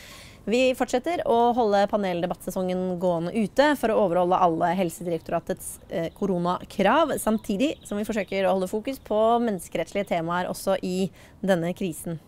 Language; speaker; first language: Norwegian; native; Norwegian